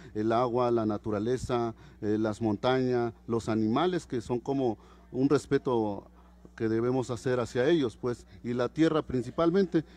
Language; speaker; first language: Spanish; non-native, local second language; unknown